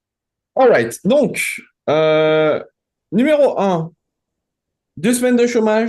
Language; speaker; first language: French; native; French